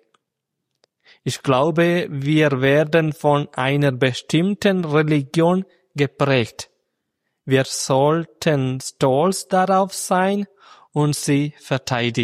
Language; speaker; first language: German; non-native, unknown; Malayalam